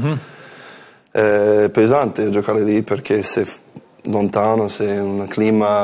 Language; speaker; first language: Italian; non-native, learner; English